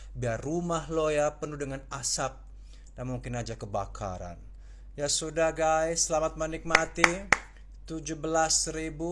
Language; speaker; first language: Indonesian; native; Indonesian